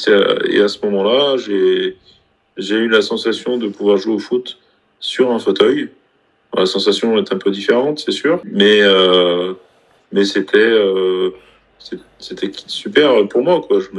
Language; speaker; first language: French; native; French